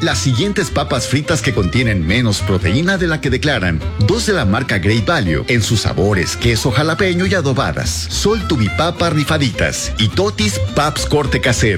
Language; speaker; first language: Spanish; native; Spanish